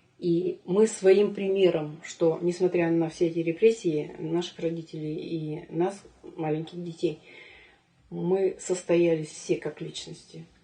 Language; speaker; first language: Russian; native; Russian